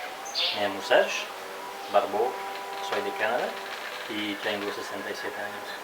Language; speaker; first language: Spanish; non-native, fluent; French